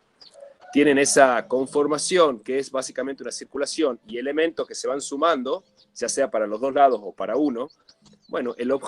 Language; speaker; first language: Spanish; native; Spanish